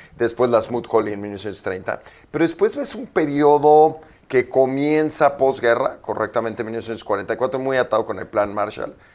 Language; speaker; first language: Spanish; native; Spanish